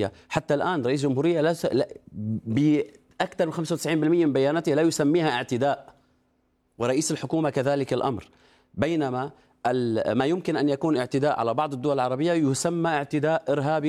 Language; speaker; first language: Arabic; native; Arabic